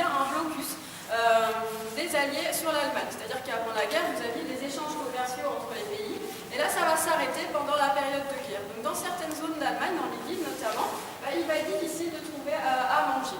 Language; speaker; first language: French; native; French